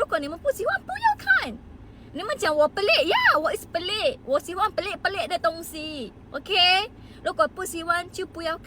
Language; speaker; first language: Chinese; non-native, local second language; Malay